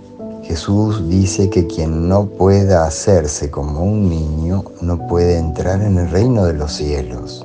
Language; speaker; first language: Spanish; native; Spanish